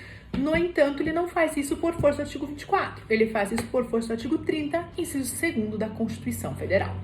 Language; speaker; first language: Portuguese; native; Portuguese